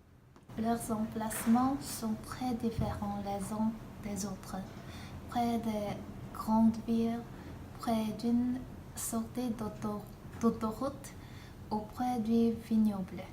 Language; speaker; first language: French; non-native, learner; Korean